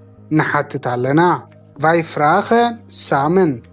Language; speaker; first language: Dutch; non-native, fluent; Tigrinya